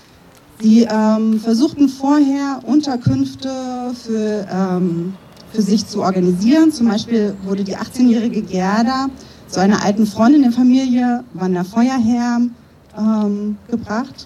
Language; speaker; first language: German; native; German